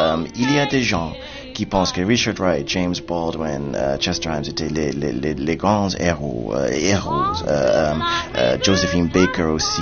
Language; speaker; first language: French; non-native, fluent; English